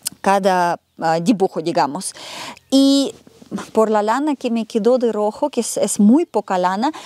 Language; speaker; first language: Spanish; non-native, fluent; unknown